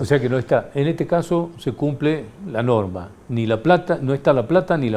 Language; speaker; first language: Spanish; native; Spanish